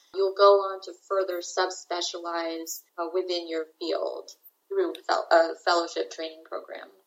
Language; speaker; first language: English; native; English